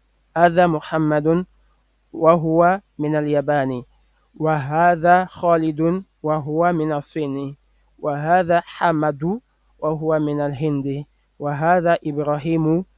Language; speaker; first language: Arabic; non-native, fluent; French